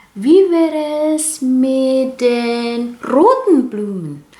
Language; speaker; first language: German; non-native, learner; Indonesian